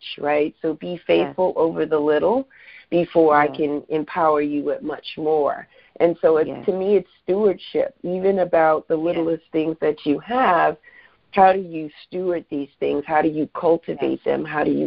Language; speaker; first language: English; native; English